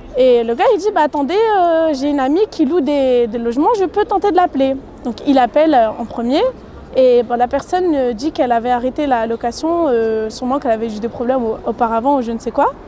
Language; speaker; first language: French; early bilingual, other home language; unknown